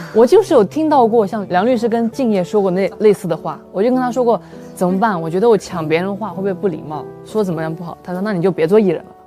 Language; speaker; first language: Chinese; native; Chinese